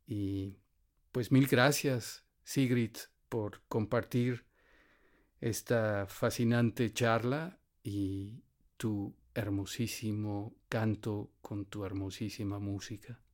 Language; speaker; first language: Spanish; native; Spanish